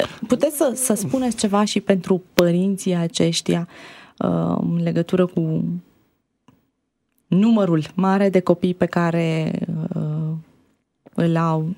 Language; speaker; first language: Romanian; native; Romanian